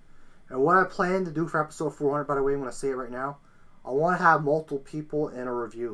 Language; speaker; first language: English; native; English